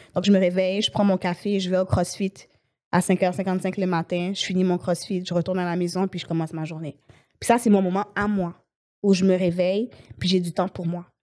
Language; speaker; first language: French; native; French